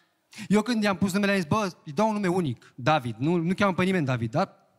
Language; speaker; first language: Romanian; native; Romanian